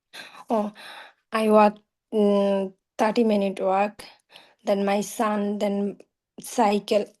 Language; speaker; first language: English; non-native, learner; Bangla